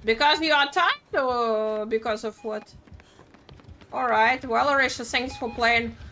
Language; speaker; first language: English; non-native, fluent; Russian